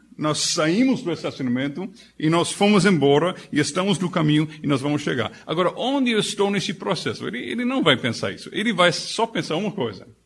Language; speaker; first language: Portuguese; non-native, fluent; English